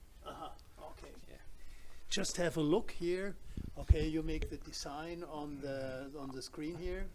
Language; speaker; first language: English; non-native, fluent; German